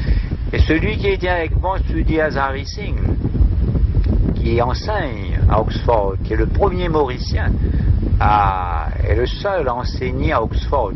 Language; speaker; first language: French; non-native, local second language; Morisyen